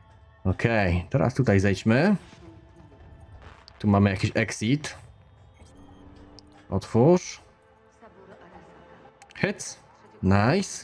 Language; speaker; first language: Polish; native; Polish